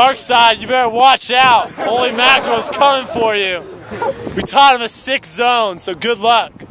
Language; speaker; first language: English; native; English